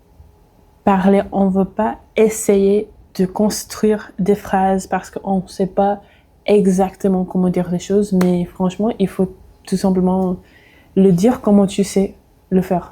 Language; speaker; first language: French; non-native, fluent; English